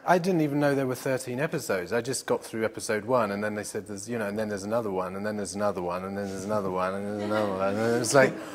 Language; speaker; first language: English; native; English